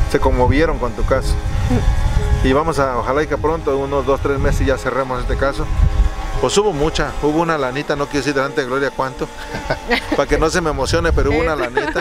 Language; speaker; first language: Spanish; native; Spanish